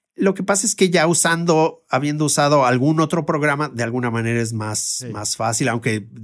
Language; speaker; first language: Spanish; native; Spanish